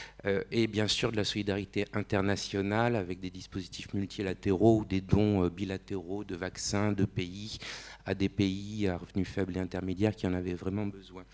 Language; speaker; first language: French; native; French